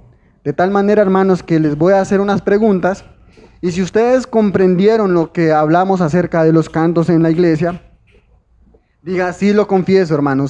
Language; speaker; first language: Spanish; native; Spanish